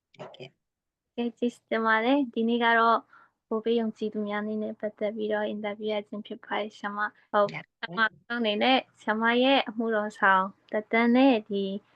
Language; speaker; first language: Burmese; native; Burmese